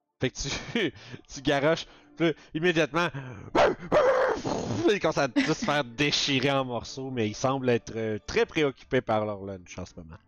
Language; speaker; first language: French; native; French